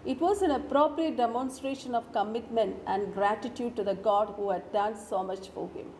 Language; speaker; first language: English; non-native, local second language; Malayalam